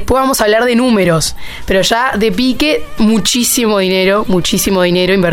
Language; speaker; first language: Spanish; native; Spanish